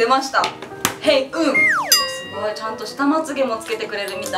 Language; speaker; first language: Japanese; native; Japanese